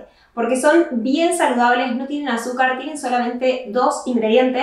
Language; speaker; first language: Spanish; native; Spanish